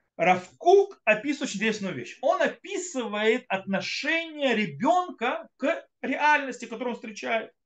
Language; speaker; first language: Russian; early bilingual, heritage; Russian